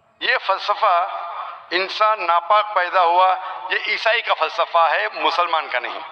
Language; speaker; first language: Urdu; non-native, local second language; Konkani